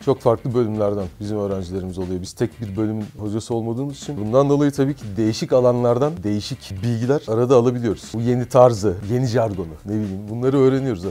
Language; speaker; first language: Turkish; native; Turkish